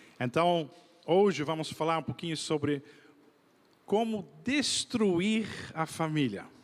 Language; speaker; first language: Portuguese; non-native, fluent; Dutch